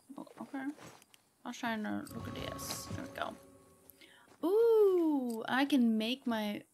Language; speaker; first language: English; native; English